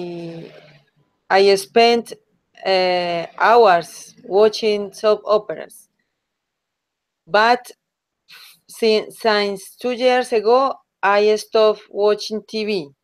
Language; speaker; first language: English; non-native, learner; Spanish